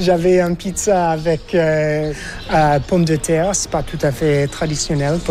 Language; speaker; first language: French; non-native, fluent; English